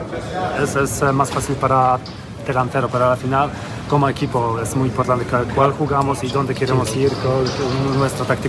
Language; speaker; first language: Spanish; non-native, fluent; Polish